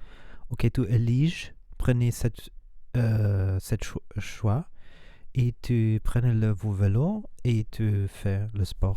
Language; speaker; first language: French; non-native, learner; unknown